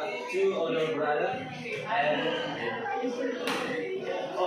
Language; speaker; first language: English; non-native, learner; Indonesian